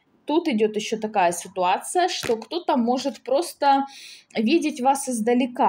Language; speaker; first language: Russian; native; Russian